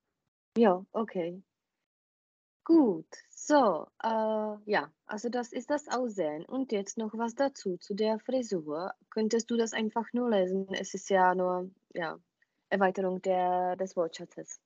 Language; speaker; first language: German; non-native, fluent; Czech